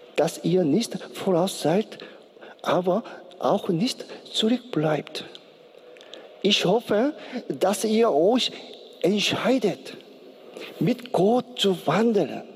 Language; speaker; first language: German; non-native, learner; Korean